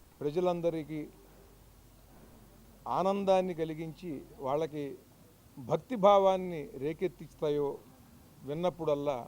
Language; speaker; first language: Telugu; native; Telugu